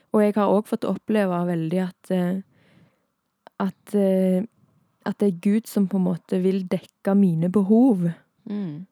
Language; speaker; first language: Norwegian; native; Norwegian